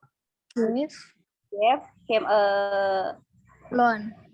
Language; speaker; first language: English; non-native, learner; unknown